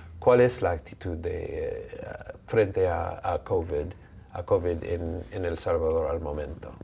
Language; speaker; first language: Spanish; non-native, fluent; English